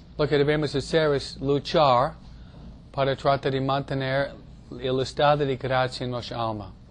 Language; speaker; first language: Spanish; non-native, fluent; English